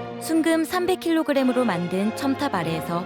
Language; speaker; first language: Korean; native; Korean